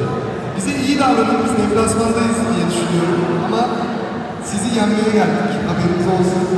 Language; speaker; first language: Turkish; native; Turkish